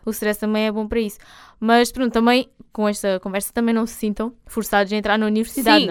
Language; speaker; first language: Portuguese; native; Portuguese